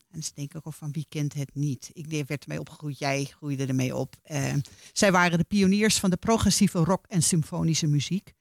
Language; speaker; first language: Dutch; native; Dutch